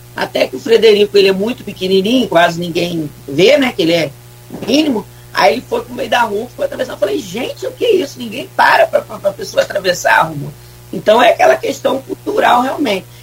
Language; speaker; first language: Portuguese; native; Portuguese